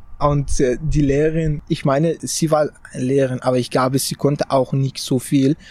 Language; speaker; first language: German; non-native, fluent; Persian